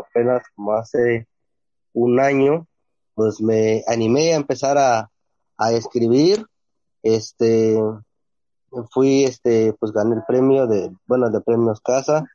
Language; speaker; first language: Spanish; non-native, local second language; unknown